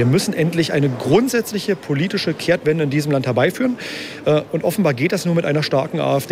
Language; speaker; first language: German; native; German